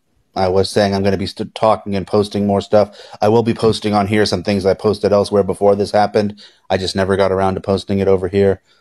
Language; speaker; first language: English; native; English